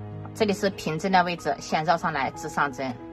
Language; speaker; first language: Chinese; native; Chinese